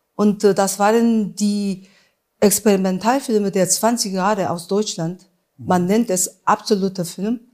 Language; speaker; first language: German; non-native, fluent; Korean